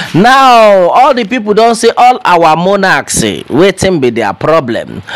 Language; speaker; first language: Nigerian Pidgin; non-native, local second language; Yoruba